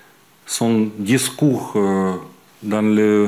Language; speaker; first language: French; non-native, fluent; Ukrainian